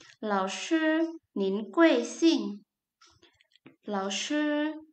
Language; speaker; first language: Chinese; non-native, fluent; Indonesian